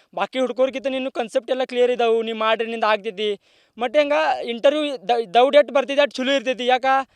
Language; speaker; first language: Kannada; non-native, local second language; Marathi